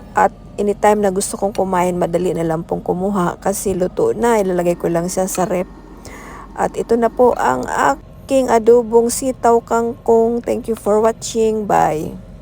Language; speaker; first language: Filipino; non-native, local second language; Cebuano